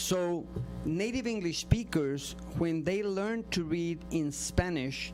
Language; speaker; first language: English; non-native, fluent; Spanish